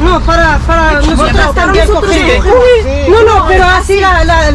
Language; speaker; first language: Spanish; non-native, learner; Arabic